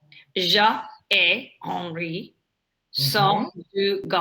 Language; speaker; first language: French; non-native, learner; English